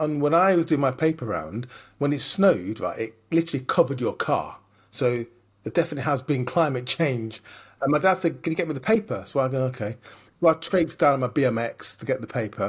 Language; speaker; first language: English; native; English